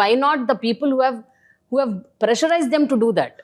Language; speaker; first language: English; non-native, local second language; Telugu